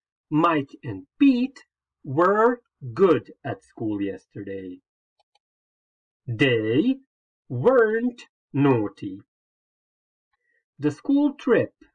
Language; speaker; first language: English; non-native, fluent; Croatian